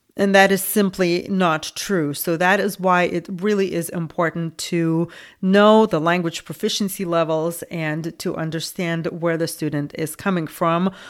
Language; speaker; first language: English; non-native, fluent; Lithuanian